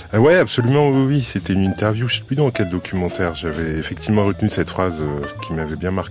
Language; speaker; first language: French; native; French